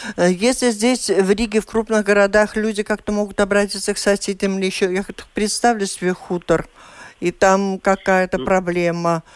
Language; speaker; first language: Russian; native; Russian